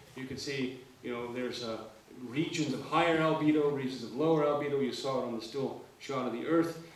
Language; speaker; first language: English; native; English